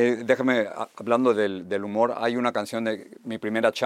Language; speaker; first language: Spanish; native; Spanish